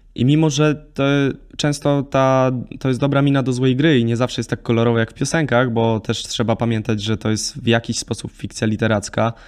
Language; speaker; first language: Polish; native; Polish